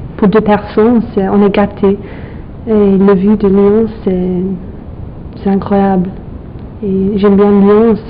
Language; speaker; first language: French; non-native, fluent; English